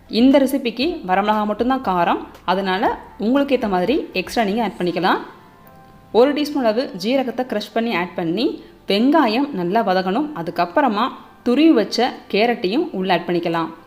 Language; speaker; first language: Tamil; native; Tamil